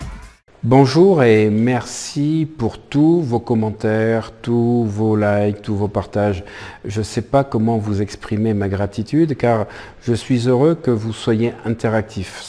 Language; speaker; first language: French; native; French